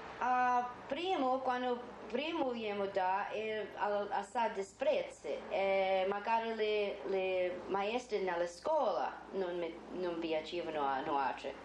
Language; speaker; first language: Italian; early bilingual, heritage; Italian